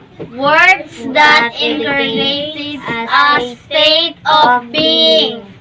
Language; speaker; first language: English; non-native, local second language; Cebuano